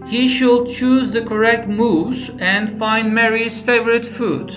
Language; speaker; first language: English; non-native, fluent; Turkish